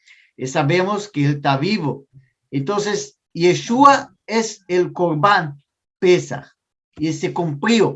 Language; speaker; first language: Spanish; non-native, fluent; Portuguese